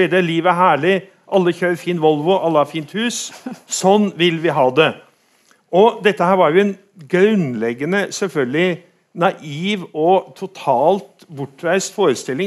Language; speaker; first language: Norwegian; native; Norwegian